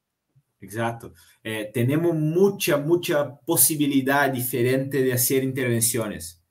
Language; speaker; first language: Spanish; non-native, fluent; Portuguese